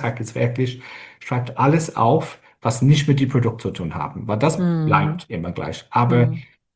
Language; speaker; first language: German; non-native, fluent; English